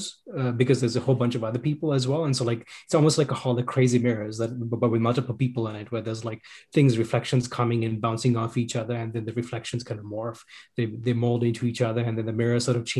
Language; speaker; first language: English; non-native, local second language; Sinhala